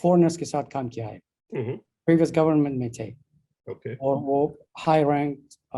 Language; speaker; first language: Hindi; non-native, learner; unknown